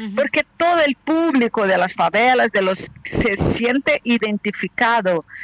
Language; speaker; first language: Spanish; non-native, fluent; Portuguese